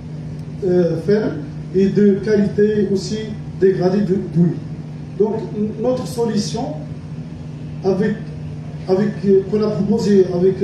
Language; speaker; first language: French; non-native, local second language; Arabic